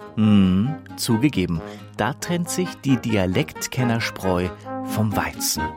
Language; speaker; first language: German; native; German